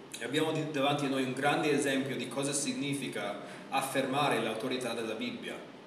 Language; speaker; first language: Italian; non-native, fluent; English